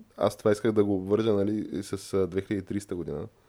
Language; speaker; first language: Bulgarian; native; Bulgarian